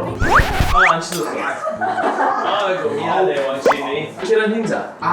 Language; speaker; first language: Korean; non-native, fluent; Greek